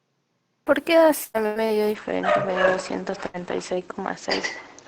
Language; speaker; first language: Spanish; native; Spanish